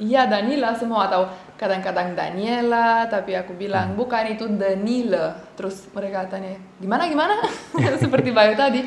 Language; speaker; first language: Indonesian; non-native, fluent; Romanian